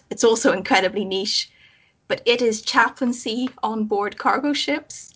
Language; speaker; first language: English; native; English